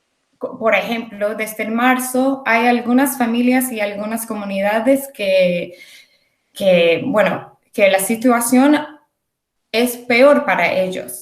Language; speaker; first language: Spanish; early bilingual, heritage; English